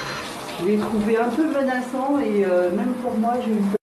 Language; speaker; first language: French; native; French